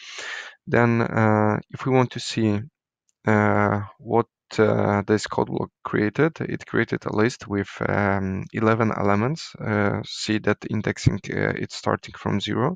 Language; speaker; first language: English; non-native, fluent; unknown